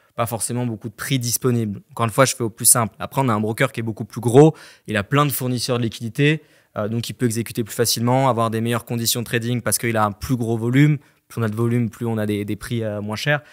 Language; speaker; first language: French; native; French